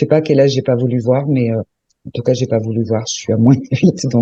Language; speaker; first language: French; native; French